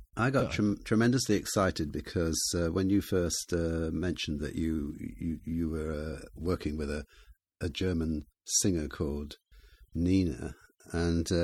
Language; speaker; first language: English; native; English